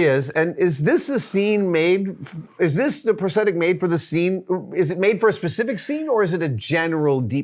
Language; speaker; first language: English; native; English